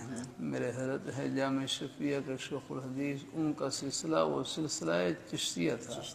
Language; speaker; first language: Urdu; native; Urdu